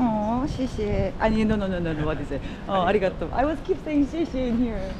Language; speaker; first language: English; non-native, learner; Korean